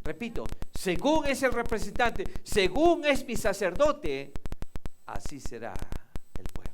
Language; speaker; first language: Spanish; native; Spanish